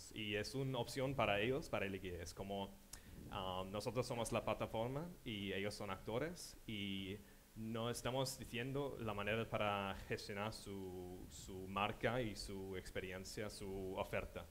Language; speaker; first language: Spanish; non-native, fluent; English